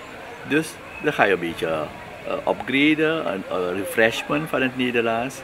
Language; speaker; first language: Dutch; non-native, local second language; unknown